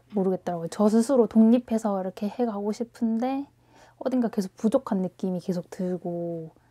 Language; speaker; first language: Korean; native; Korean